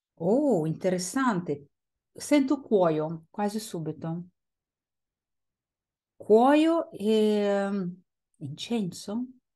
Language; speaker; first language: Italian; non-native, fluent; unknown